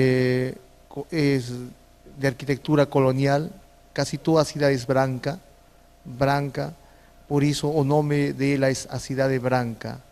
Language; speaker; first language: Portuguese; non-native, fluent; Spanish